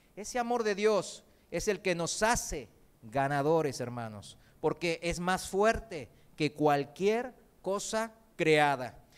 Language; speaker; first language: Spanish; early bilingual, other home language; Korean